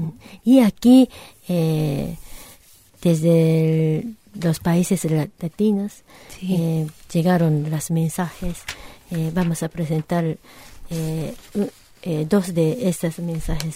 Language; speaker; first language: Spanish; non-native, fluent; Japanese